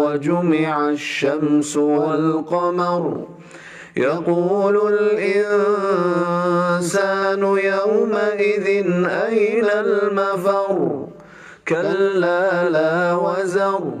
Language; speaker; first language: Arabic; native; Arabic